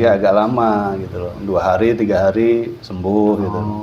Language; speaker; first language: Indonesian; native; Indonesian